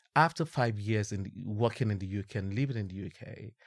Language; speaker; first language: English; non-native, local second language; Yoruba